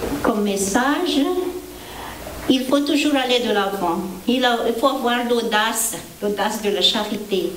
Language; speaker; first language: French; non-native, local second language; Malagasy